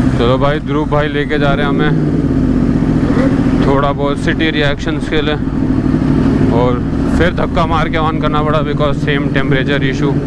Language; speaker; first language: Hindi; native; Hindi